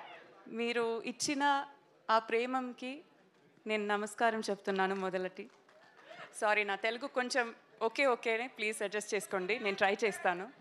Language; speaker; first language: Telugu; non-native, local second language; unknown